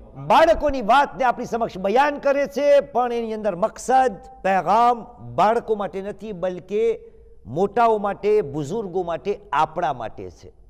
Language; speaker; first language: Gujarati; early bilingual, heritage; Gujarati